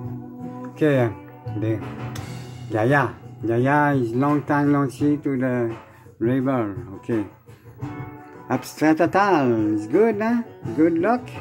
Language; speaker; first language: English; non-native, learner; French